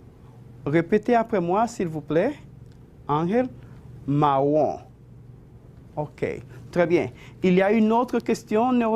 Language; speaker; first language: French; non-native, fluent; Spanish